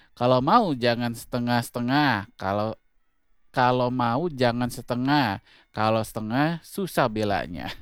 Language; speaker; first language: Indonesian; native; Indonesian